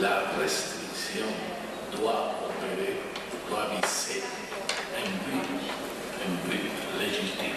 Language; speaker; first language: French; non-native, fluent; Spanish